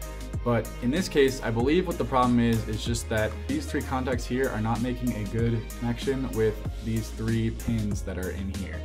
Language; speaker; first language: English; native; English